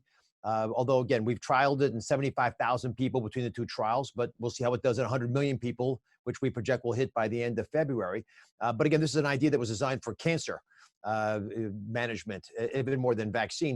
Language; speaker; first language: English; native; English